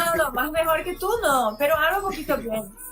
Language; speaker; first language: Spanish; non-native, learner; Portuguese